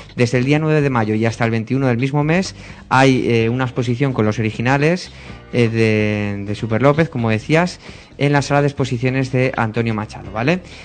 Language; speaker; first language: Spanish; native; Spanish